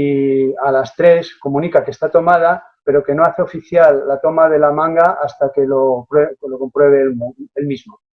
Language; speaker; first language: Spanish; native; Spanish